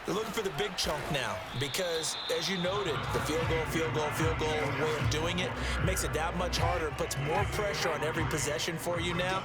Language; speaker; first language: English; native; English